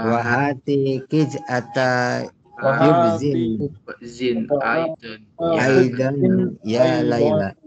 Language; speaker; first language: Arabic; non-native, learner; Indonesian